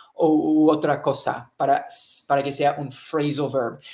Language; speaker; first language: Spanish; non-native, fluent; English